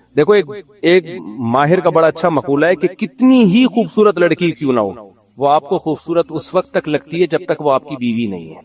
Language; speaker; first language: Urdu; native; Urdu